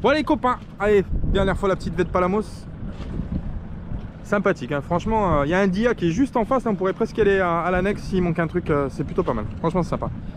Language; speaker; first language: French; native; French